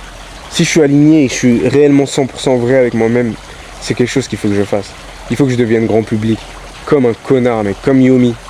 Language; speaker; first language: French; native; French